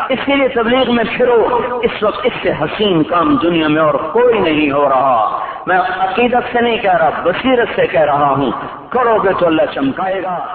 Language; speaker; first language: Urdu; non-native, local second language; Punjabi